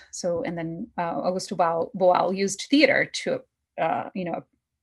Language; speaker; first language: English; non-native, fluent; Portuguese